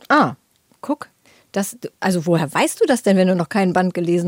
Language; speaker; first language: German; native; German